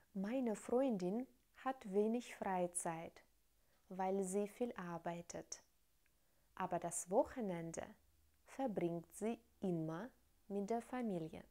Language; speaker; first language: German; non-native, fluent; Russian